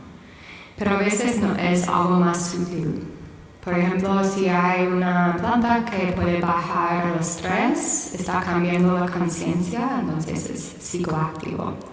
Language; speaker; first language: Spanish; non-native, fluent; English